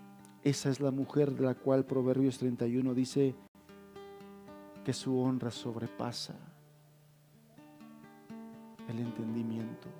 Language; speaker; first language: Spanish; native; Spanish